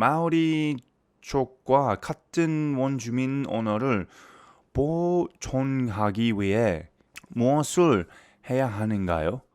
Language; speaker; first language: Korean; non-native, fluent; English